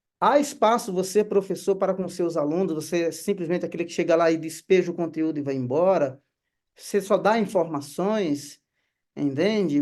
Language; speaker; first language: Portuguese; native; Portuguese